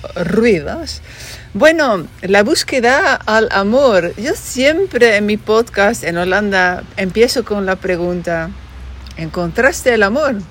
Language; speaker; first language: Spanish; non-native, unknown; Dutch